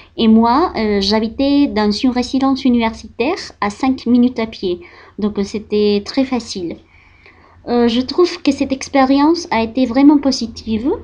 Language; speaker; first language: French; non-native, fluent; Spanish